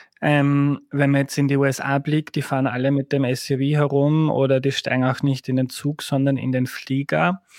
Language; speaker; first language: German; native; German